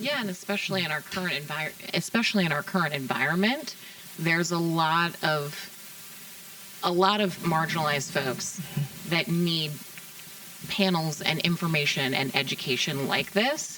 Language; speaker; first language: English; native; English